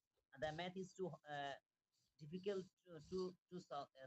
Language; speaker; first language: English; non-native, learner; Bangla